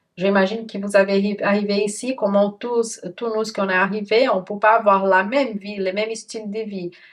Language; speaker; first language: French; non-native, fluent; Portuguese